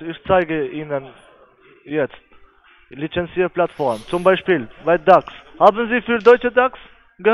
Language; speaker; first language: German; non-native, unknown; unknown